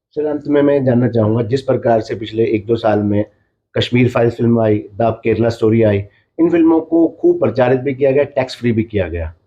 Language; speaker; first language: Hindi; native; Hindi